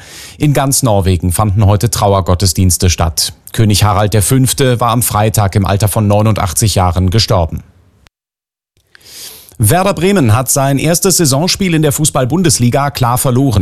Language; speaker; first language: German; native; German